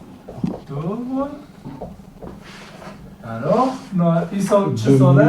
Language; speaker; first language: French; non-native, fluent; Kurdish